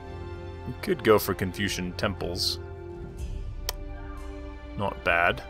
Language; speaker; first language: English; native; English